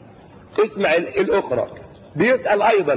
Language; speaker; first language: Arabic; native; Arabic